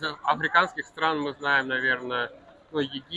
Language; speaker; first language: Russian; native; Russian